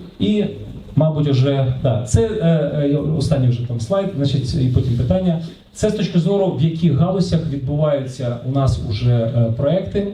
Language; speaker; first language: Ukrainian; non-native, local second language; Russian